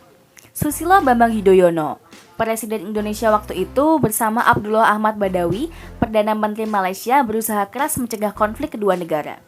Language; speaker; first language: Indonesian; native; Indonesian